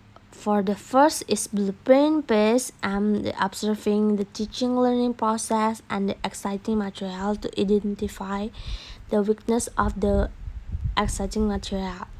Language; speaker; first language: English; non-native, learner; Indonesian